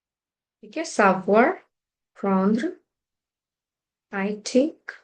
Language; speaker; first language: French; non-native, fluent; Hindi